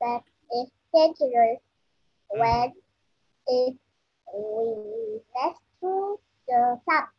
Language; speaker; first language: English; non-native, learner; Vietnamese